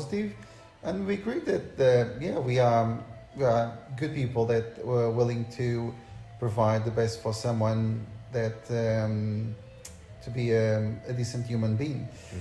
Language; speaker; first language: English; non-native, fluent; Portuguese